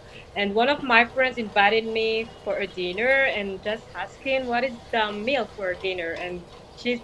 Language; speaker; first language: English; non-native, fluent; Malagasy